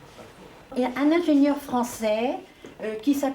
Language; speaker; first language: French; non-native, fluent; Ukrainian